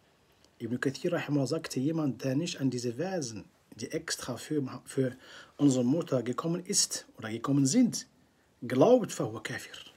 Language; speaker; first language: German; non-native, fluent; Arabic